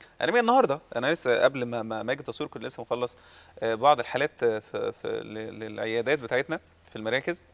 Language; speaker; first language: Arabic; native; Arabic